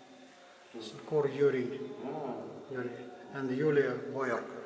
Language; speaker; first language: English; non-native, learner; Russian